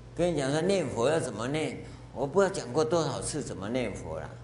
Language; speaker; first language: Chinese; native; Chinese